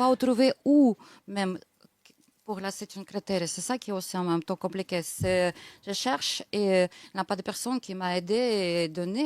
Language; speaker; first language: French; non-native, learner; Russian